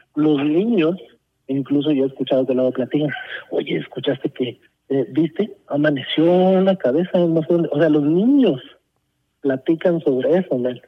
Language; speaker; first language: Spanish; early bilingual, heritage; Spanish